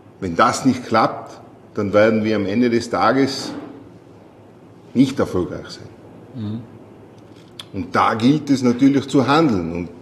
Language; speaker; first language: German; native; German